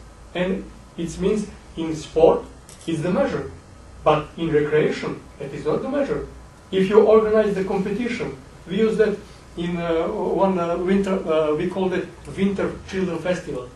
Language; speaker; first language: English; non-native, fluent; Serbian